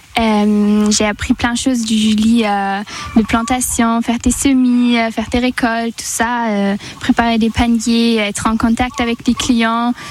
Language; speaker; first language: French; non-native, learner; German